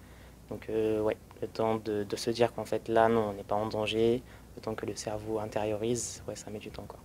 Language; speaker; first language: French; early bilingual, other home language; Arabic